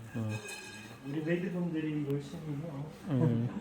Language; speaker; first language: Korean; non-native, fluent; Russian